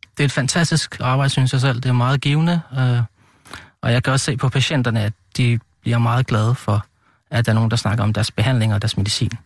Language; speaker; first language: Danish; early bilingual, other home language; Arabic